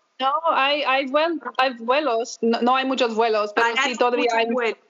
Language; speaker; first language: Spanish; early bilingual, heritage; English